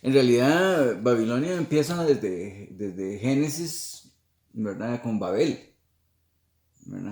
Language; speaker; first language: Spanish; native; Spanish